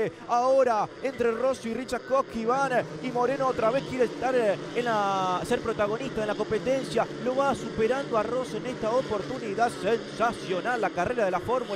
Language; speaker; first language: Spanish; native; Spanish